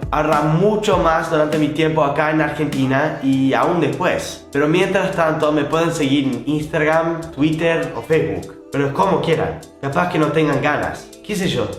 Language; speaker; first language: Spanish; non-native, fluent; English